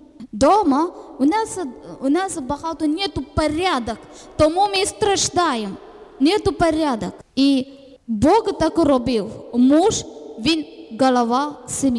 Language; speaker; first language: Ukrainian; non-native, learner; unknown